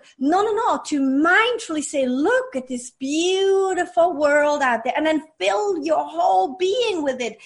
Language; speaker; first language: English; non-native, fluent; Swiss German